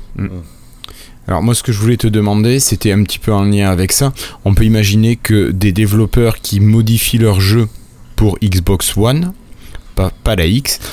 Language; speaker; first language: French; native; French